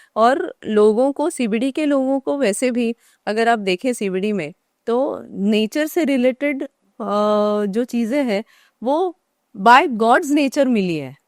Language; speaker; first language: Hindi; non-native, local second language; Marathi